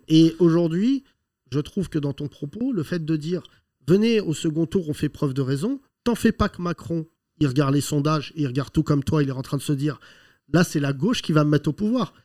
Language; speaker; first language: French; native; French